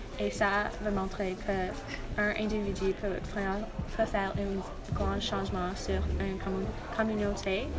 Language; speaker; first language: French; non-native, learner; English